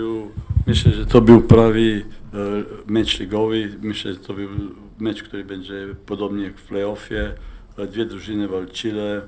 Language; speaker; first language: Polish; non-native, fluent; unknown